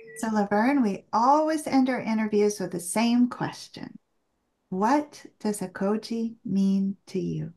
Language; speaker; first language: English; native; English